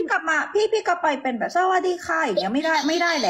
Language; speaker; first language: Thai; non-native, fluent; Korean